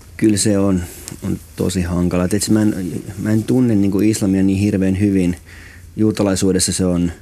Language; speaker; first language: Finnish; native; Finnish